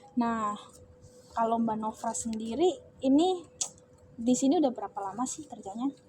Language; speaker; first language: Indonesian; native; Indonesian